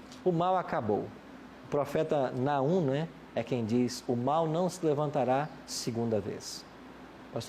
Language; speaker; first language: Portuguese; native; Portuguese